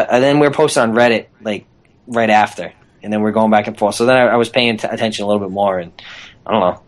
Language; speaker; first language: English; native; English